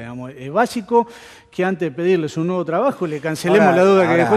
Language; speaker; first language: Spanish; native; Spanish